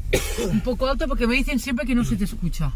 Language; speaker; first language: Spanish; native; Spanish